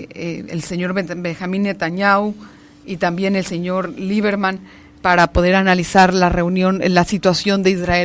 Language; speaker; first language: Spanish; native; Spanish